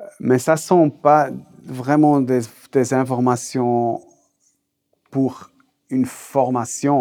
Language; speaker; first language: French; non-native, local second language; Swiss German